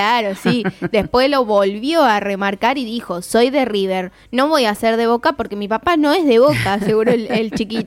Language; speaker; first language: Spanish; native; Spanish